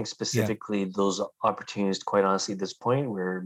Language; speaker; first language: English; native; English